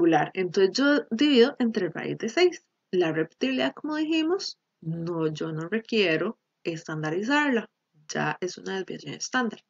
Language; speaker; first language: Spanish; native; Spanish